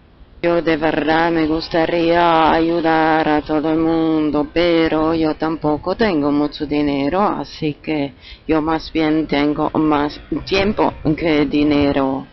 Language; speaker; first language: Spanish; non-native, fluent; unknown